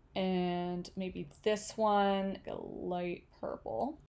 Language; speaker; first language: English; native; English